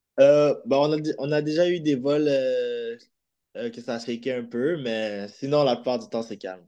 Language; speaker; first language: French; native; French